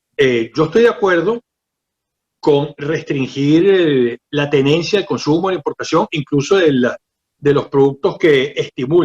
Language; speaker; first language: Spanish; native; Spanish